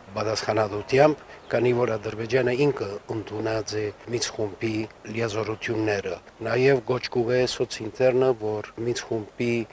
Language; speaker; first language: Armenian; early bilingual, heritage; Armenian